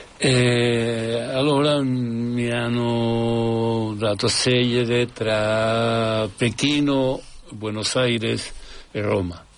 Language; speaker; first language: Italian; non-native, fluent; Catalan